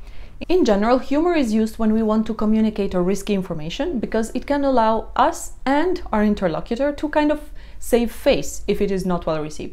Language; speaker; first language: English; non-native, fluent; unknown